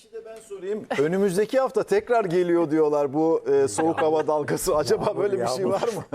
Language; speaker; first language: Turkish; native; Turkish